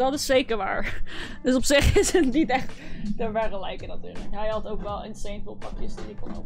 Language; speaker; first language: Dutch; native; Dutch